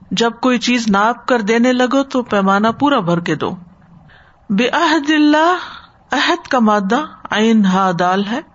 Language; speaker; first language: Urdu; native; Urdu